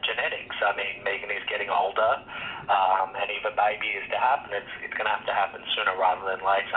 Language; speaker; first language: English; native; English